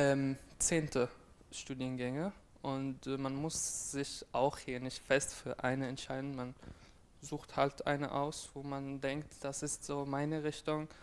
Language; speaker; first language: German; non-native, fluent; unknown